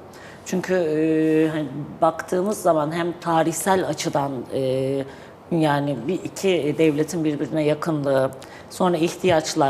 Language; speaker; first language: Turkish; native; Turkish